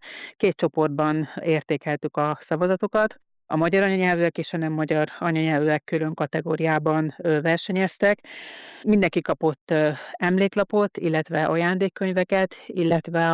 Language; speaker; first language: Hungarian; native; Hungarian